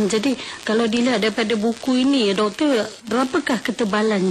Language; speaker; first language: Malay; native; Malay